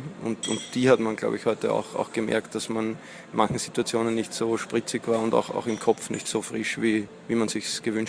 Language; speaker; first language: German; native; German